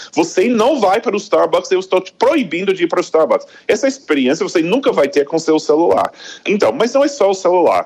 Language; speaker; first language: Portuguese; non-native, fluent; English